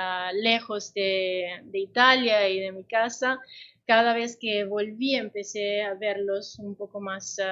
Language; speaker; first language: Spanish; non-native, fluent; Italian